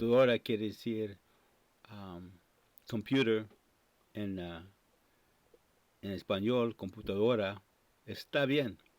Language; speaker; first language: Spanish; non-native, fluent; English